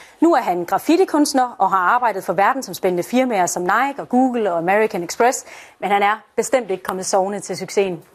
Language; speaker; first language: Danish; native; Danish